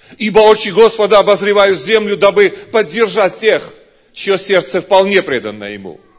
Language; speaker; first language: Russian; non-native, local second language; Georgian